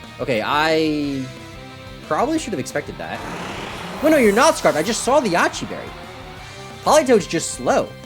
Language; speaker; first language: English; native; English